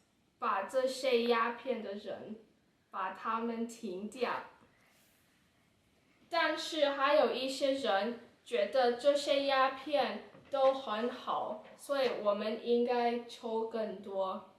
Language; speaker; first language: Chinese; non-native, learner; English